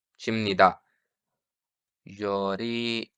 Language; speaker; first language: Korean; non-native, fluent; Urdu